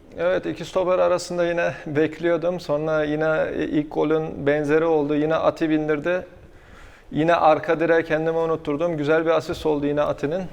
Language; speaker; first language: Turkish; early bilingual, heritage; Turkish